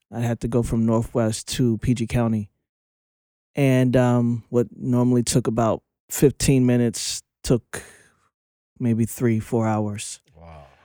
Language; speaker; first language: English; native; English